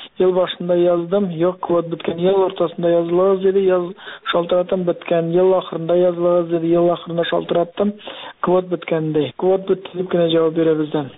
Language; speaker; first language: Tatar; early bilingual, heritage; Tatar